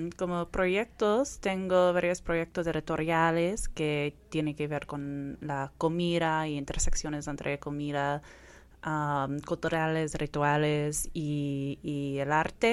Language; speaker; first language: Spanish; non-native, fluent; English